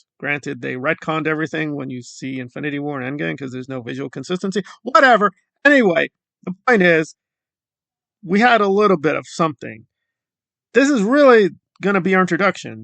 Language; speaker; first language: English; native; English